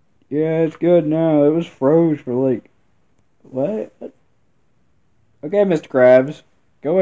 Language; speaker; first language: English; native; English